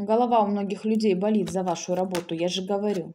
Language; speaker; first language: Russian; native; Russian